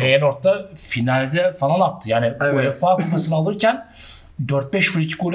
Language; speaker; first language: Turkish; native; Turkish